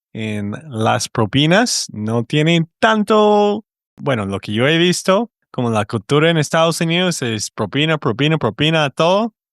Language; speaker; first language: Spanish; non-native, fluent; English